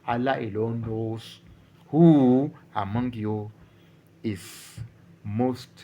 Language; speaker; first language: English; non-native, local second language; Yoruba